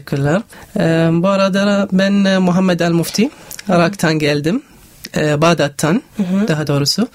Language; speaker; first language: Turkish; non-native, learner; Arabic